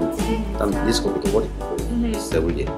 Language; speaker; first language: Russian; non-native, learner; Korean